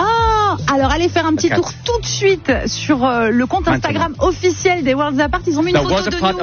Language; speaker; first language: French; native; French